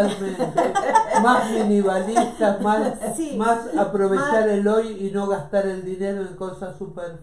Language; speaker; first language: Spanish; native; Spanish